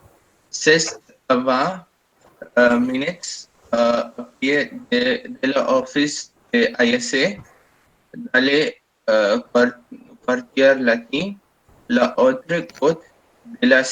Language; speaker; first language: French; non-native, learner; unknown